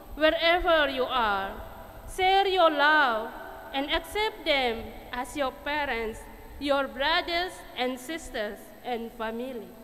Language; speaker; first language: English; non-native, fluent; Indonesian